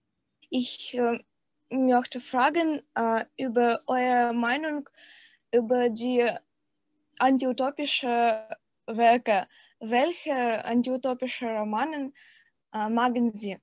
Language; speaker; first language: German; non-native, learner; Russian